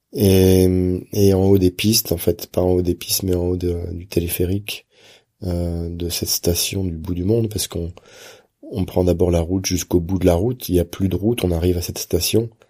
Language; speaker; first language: French; native; French